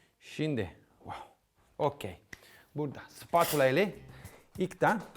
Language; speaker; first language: Turkish; non-native, learner; Italian